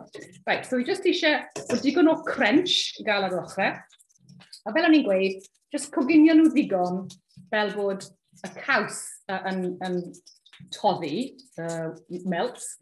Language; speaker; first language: Welsh; native; Welsh